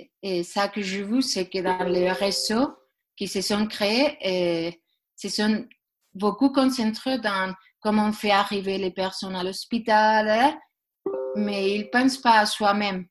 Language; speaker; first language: French; non-native, learner; Spanish